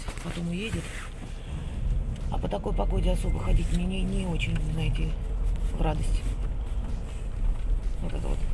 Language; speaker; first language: Russian; native; Russian